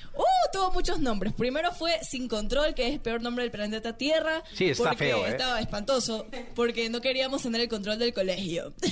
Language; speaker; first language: Spanish; native; Spanish